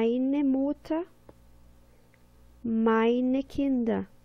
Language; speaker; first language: German; non-native, fluent; Portuguese